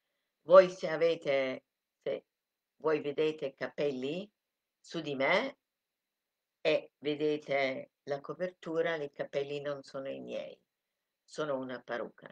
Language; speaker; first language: Italian; non-native, fluent; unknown